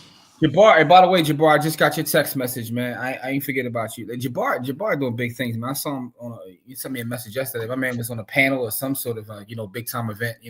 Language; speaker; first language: English; native; English